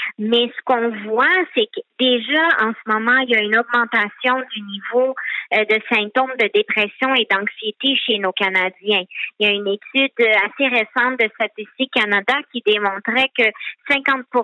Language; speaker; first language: French; native; French